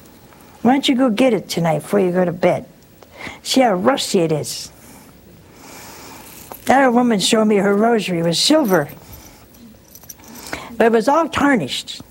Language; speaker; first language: English; native; English